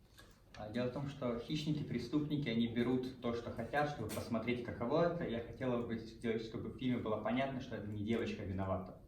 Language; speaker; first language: Russian; native; Russian